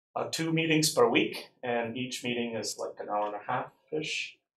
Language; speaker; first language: English; non-native, local second language; Tamil